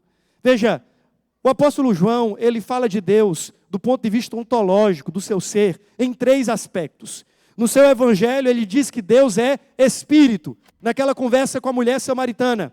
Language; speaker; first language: Portuguese; native; Portuguese